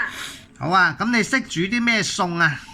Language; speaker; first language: Cantonese; native; Cantonese